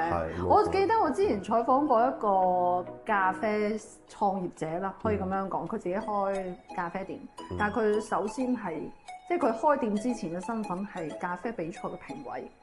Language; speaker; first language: Cantonese; native; Cantonese